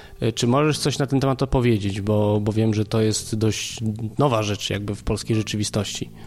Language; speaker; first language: Polish; native; Polish